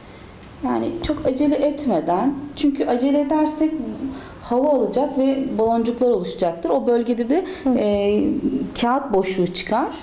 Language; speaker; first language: Turkish; native; Turkish